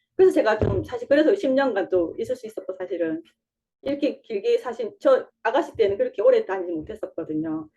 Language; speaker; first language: Korean; native; Korean